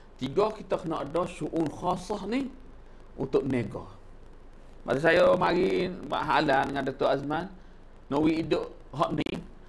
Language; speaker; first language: Malay; native; Malay